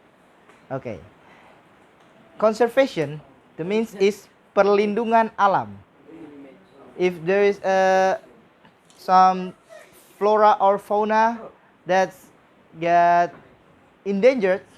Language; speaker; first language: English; non-native, learner; Indonesian